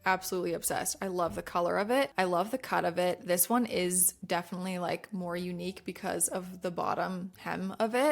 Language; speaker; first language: English; native; English